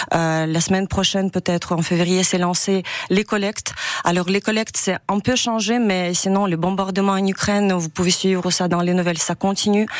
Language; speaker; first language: French; non-native, fluent; Ukrainian